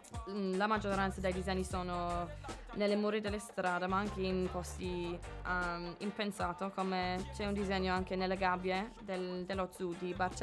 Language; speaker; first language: Italian; non-native, learner; English